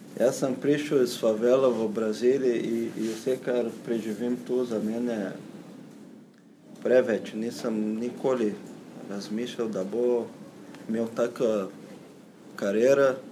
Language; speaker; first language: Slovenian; non-native, learner; Portuguese